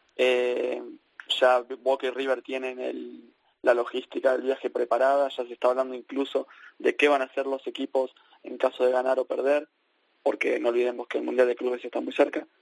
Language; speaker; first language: Spanish; native; Spanish